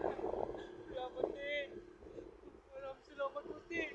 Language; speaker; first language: Filipino; non-native, local second language; Cebuano